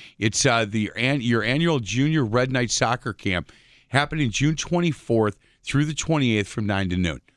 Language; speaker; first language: English; native; English